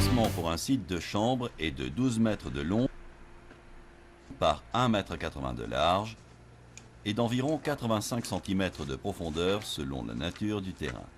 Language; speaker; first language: French; native; French